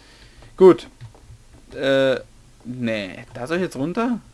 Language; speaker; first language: German; native; German